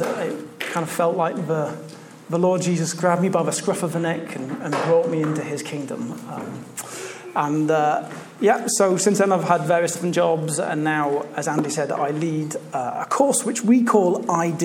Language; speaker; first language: English; native; English